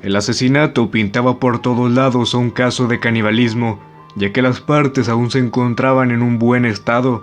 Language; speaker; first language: Spanish; native; Spanish